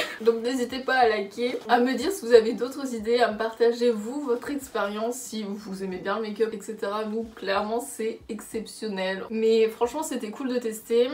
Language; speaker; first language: French; native; French